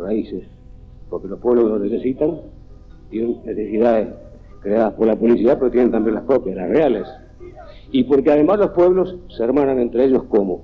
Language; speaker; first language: Spanish; native; Spanish